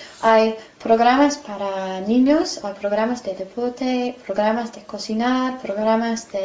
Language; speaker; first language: Spanish; non-native, learner; English